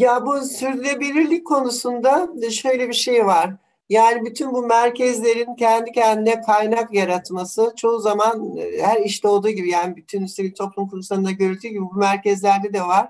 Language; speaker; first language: Turkish; native; Turkish